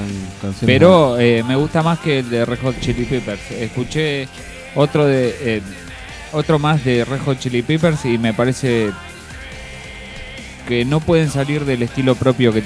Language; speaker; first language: Spanish; native; Spanish